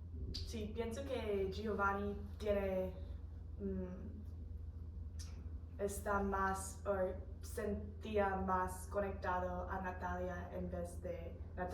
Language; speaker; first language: Spanish; non-native, fluent; English